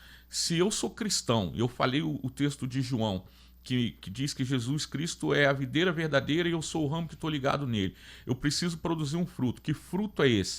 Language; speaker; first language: Portuguese; native; Portuguese